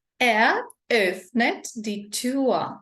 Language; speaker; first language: German; non-native, learner; Ukrainian